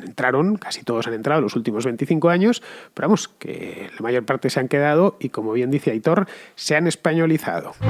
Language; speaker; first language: Spanish; native; Spanish